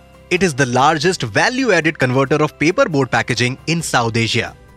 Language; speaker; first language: English; non-native, local second language; Hindi